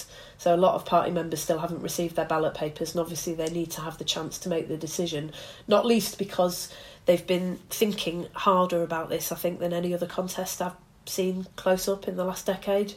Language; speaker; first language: English; native; English